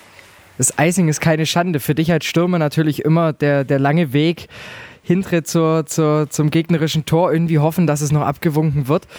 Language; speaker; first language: German; native; German